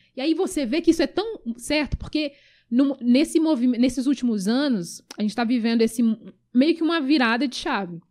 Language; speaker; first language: Portuguese; early bilingual, other home language; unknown